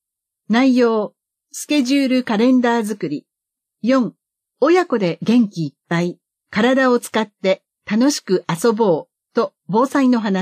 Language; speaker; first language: Japanese; native; Japanese